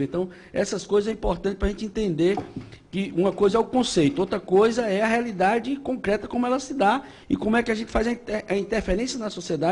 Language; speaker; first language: Portuguese; native; Portuguese